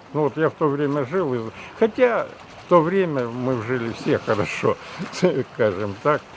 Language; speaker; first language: Russian; native; Russian